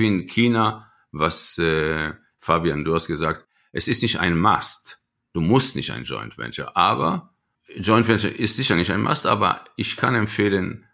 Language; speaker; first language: German; non-native, fluent; Hebrew